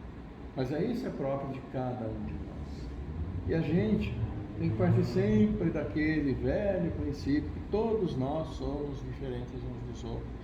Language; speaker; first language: Portuguese; native; Portuguese